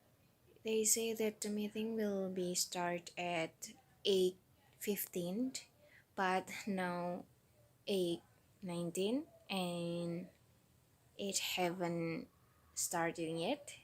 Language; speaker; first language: English; non-native, learner; Indonesian